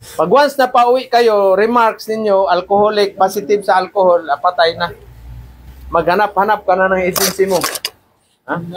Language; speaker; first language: Filipino; non-native, local second language; Cebuano